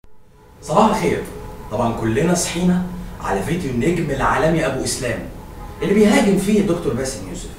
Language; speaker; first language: Arabic; native; Arabic